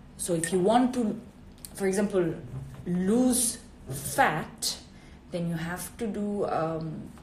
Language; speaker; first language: English; non-native, fluent; Italian